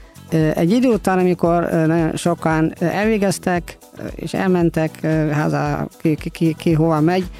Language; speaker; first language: Hungarian; non-native, fluent; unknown